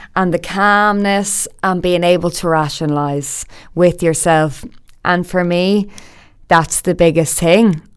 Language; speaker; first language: English; native; English